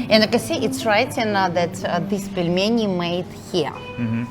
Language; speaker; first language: English; non-native, learner; Russian